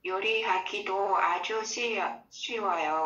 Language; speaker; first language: Korean; non-native, learner; Vietnamese